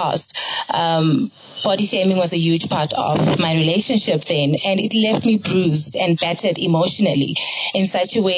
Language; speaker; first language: English; non-native, local second language; Zulu